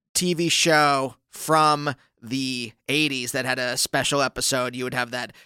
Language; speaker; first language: English; native; English